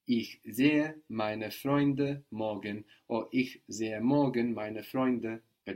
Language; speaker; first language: German; non-native, fluent; English